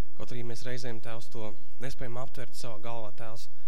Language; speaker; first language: Latvian; native; Latvian